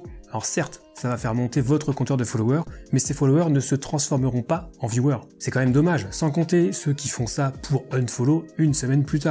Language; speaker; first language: French; native; French